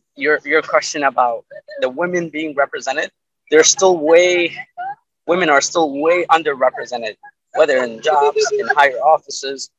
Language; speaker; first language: English; early bilingual, other home language; Arabic